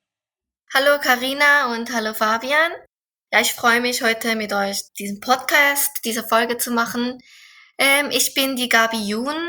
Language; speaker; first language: German; non-native, fluent; Korean